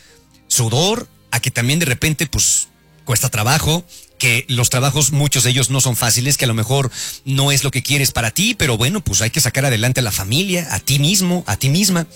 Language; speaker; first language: Spanish; native; Spanish